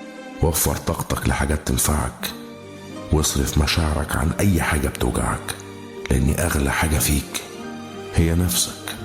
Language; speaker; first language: Arabic; native; Arabic